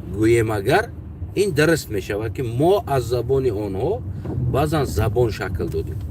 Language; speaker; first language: Tajik; native; Tajik